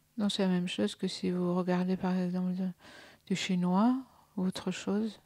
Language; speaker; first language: French; native; French